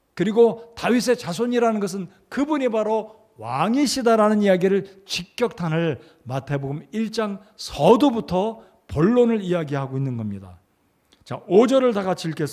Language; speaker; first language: Korean; native; Korean